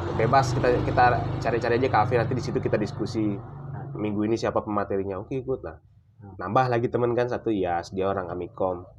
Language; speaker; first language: Indonesian; non-native, local second language; Sasak